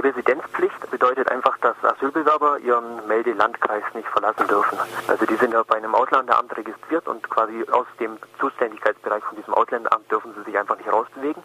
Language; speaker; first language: German; native; German